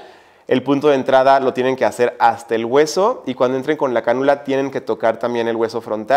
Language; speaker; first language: Spanish; native; Spanish